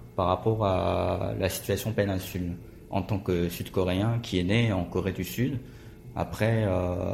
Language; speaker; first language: French; non-native, fluent; Korean